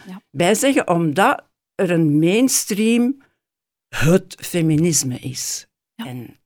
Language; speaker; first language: Dutch; native; Dutch